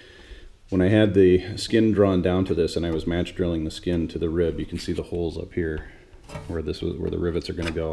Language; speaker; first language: English; native; English